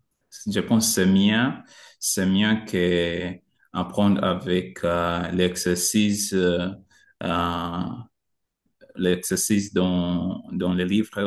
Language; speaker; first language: French; non-native, learner; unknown